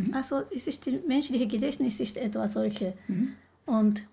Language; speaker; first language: German; non-native, learner; Japanese